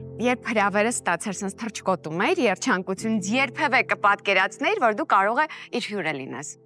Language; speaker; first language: Armenian; native; Armenian